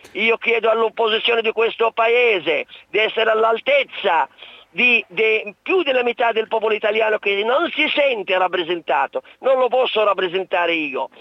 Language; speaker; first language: Italian; non-native, fluent; Arabic